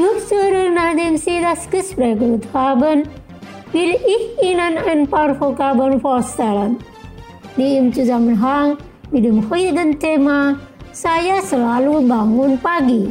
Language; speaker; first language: German; non-native, local second language; Indonesian